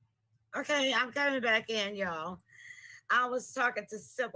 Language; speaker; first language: English; native; English